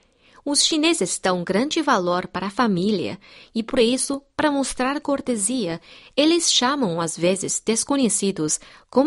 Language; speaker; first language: Portuguese; non-native, fluent; Chinese